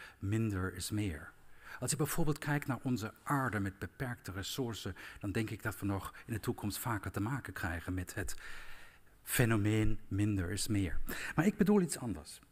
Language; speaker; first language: Dutch; non-native, fluent; German